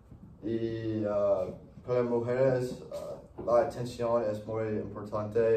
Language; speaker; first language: Spanish; non-native, learner; English